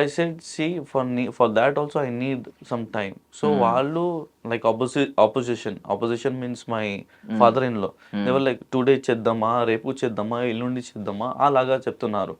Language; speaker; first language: Telugu; non-native, local second language; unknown